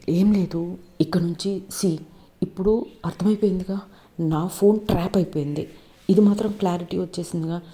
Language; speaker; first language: Telugu; native; Telugu